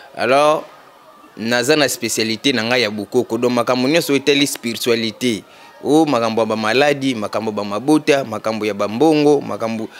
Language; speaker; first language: Lingala; non-native, local second language; Kongo